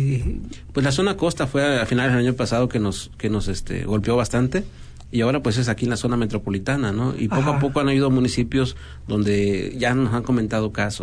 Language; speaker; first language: Spanish; native; Spanish